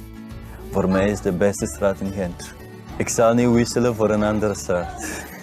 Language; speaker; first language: Dutch; non-native, learner; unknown